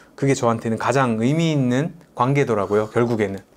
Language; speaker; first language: Korean; native; Korean